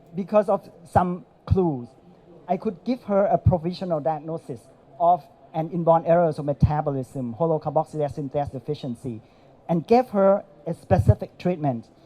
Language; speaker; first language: English; non-native, fluent; Thai